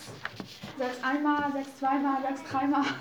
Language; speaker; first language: German; non-native, fluent; Chinese